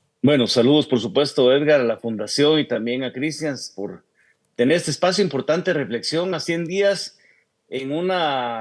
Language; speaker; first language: Spanish; native; Spanish